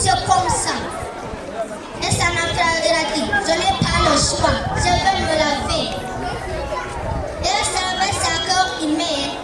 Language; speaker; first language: French; non-native, learner; Kinyarwanda